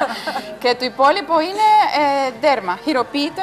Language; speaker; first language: Greek; non-native, fluent; Spanish